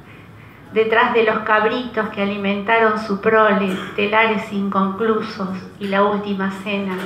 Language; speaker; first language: Spanish; native; Spanish